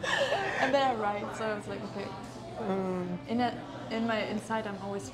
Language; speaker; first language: English; non-native, fluent; German